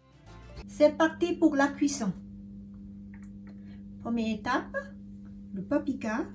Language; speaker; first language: French; non-native, learner; Thai